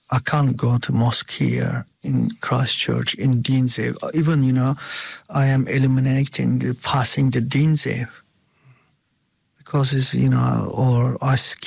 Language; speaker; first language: English; non-native, fluent; Turkish